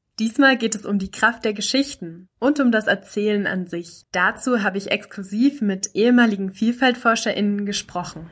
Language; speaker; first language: German; native; German